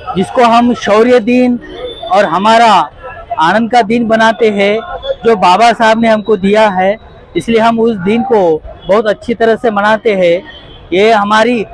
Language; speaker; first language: Hindi; non-native, local second language; Marathi